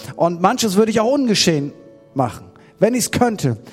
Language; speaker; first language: German; native; German